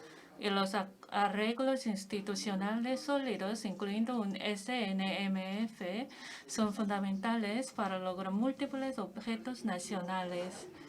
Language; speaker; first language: Spanish; non-native, fluent; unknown